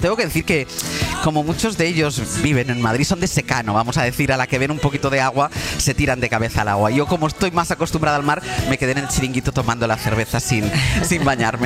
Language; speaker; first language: Spanish; native; Spanish